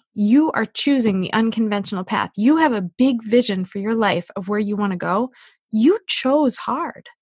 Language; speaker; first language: English; native; English